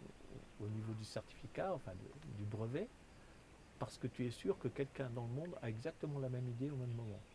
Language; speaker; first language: French; native; French